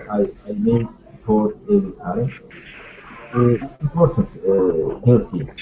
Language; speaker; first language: English; non-native, learner; Turkish